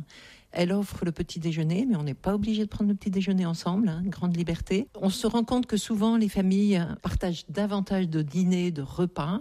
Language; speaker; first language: French; native; French